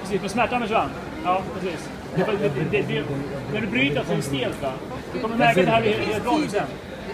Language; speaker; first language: Swedish; native; Swedish